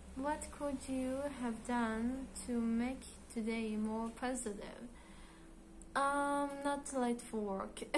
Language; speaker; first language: English; non-native, learner; Hebrew